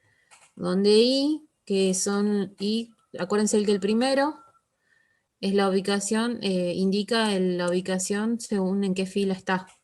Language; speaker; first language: Spanish; native; Spanish